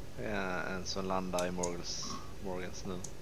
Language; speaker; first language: Swedish; native; Swedish